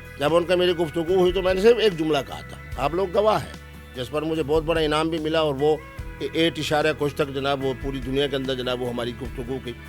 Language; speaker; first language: Urdu; non-native, local second language; Saraiki